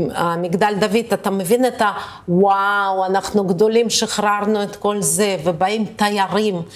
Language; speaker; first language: Hebrew; early bilingual, other home language; Russian